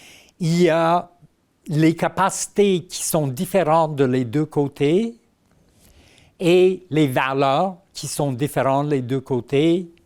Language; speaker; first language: French; non-native, fluent; English